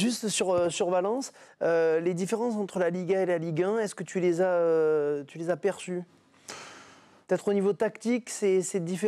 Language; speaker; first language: French; native; French